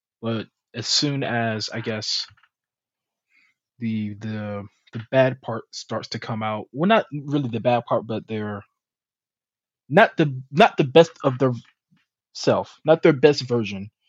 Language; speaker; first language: English; native; English